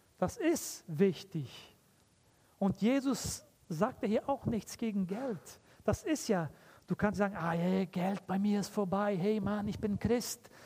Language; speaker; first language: German; early bilingual, heritage; German